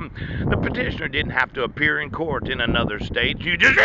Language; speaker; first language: English; native; English